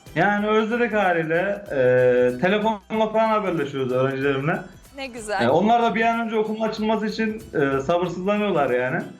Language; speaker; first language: Turkish; native; Turkish